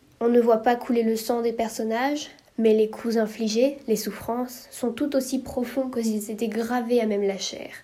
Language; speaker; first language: French; native; French